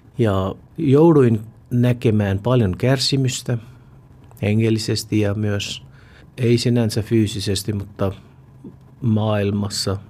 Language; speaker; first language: Finnish; non-native, fluent; Urdu